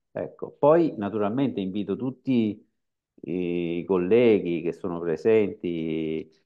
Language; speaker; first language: Italian; native; Italian